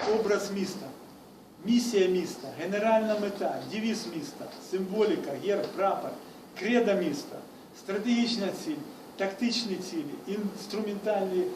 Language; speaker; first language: Ukrainian; non-native, local second language; Russian